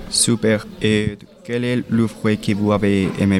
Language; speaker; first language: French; non-native, learner; Spanish